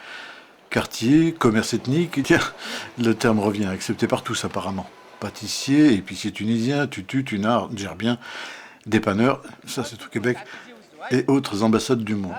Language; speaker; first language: French; native; French